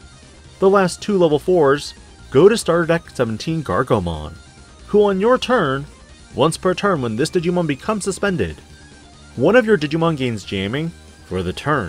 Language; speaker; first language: English; native; English